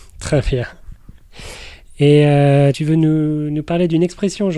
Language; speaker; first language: French; native; French